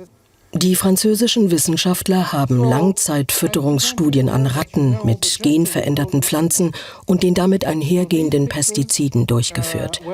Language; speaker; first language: German; native; German